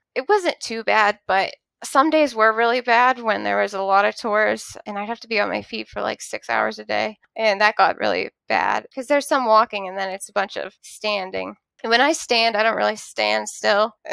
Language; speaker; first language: English; native; English